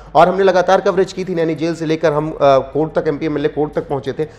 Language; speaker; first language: Hindi; native; Hindi